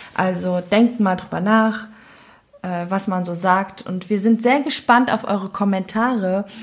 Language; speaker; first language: German; native; German